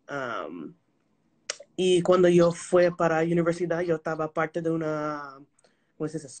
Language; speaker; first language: Spanish; early bilingual, heritage; Spanish